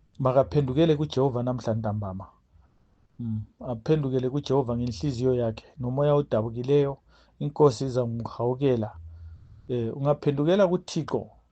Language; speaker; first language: North Ndebele; native; North Ndebele